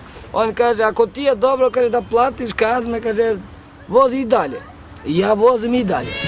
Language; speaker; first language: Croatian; non-native, local second language; Romany